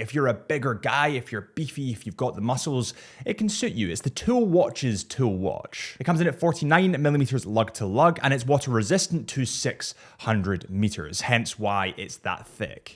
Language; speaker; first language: English; native; English